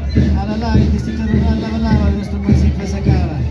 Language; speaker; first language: Spanish; native; Spanish